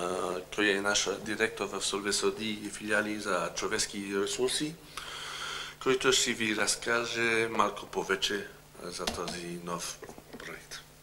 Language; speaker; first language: Bulgarian; non-native, learner; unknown